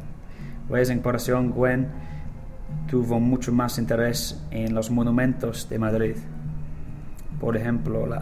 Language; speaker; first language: Spanish; non-native, learner; English